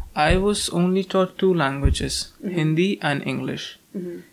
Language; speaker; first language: English; non-native, local second language; Hindi